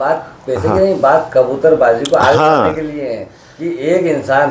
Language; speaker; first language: Hindi; native; Hindi